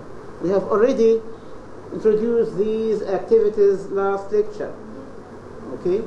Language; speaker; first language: English; non-native, fluent; Arabic